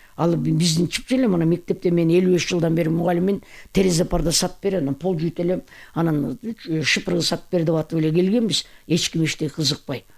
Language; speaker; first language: Kyrgyz; native; Kyrgyz